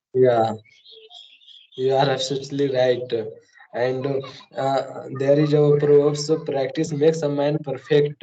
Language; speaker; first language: English; non-native, learner; Hindi